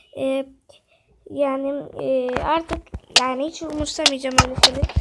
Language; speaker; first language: Turkish; native; Turkish